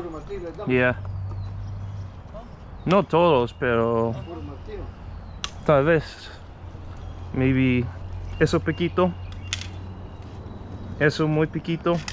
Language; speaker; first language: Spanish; non-native, learner; English